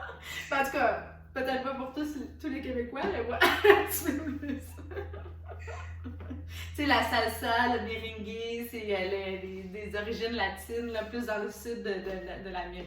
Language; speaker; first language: French; native; French